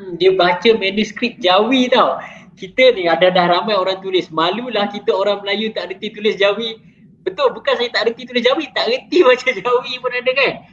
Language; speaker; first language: Malay; native; Malay